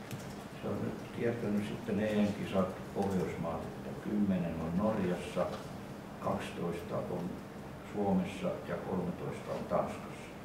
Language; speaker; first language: Finnish; native; Finnish